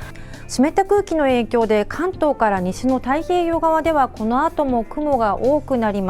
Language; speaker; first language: Japanese; native; Japanese